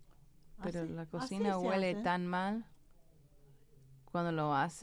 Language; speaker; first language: Spanish; early bilingual, heritage; English